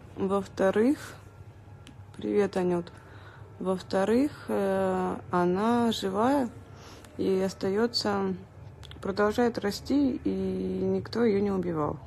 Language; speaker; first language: Russian; native; Russian